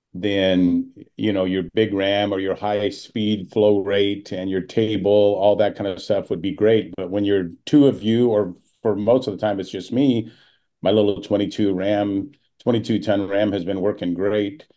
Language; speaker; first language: English; native; English